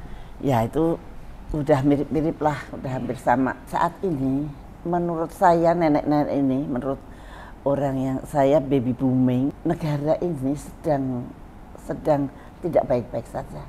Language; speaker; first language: Indonesian; native; Indonesian